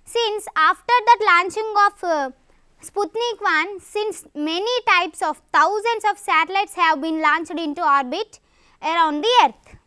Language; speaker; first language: English; non-native, local second language; Telugu